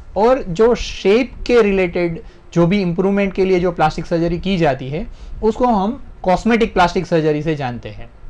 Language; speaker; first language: Hindi; non-native, local second language; Gujarati